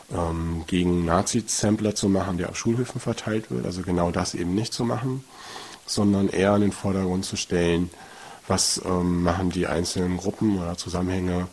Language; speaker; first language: German; native; German